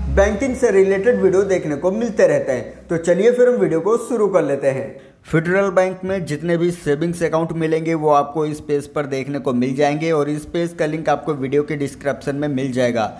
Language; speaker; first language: Hindi; native; Hindi